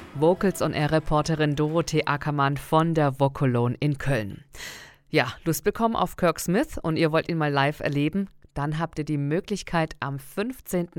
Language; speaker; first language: German; native; German